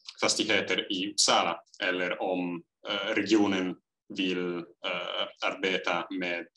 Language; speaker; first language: Swedish; non-native, fluent; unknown